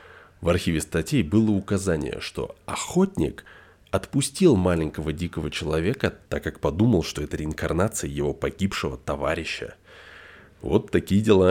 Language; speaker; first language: Russian; native; Russian